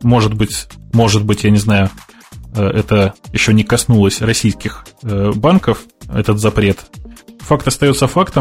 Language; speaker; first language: Russian; native; Russian